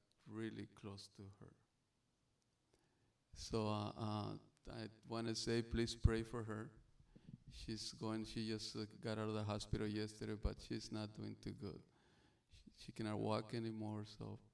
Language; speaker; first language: English; non-native, learner; Spanish